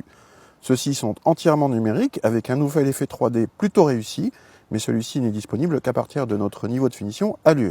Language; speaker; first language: French; native; French